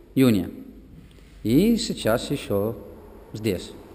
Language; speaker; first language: Russian; non-native, learner; Italian